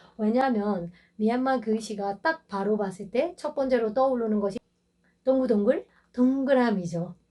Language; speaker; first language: Korean; non-native, fluent; Burmese